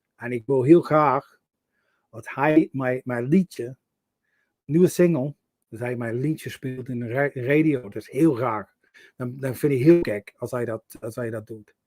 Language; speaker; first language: Dutch; non-native, learner; English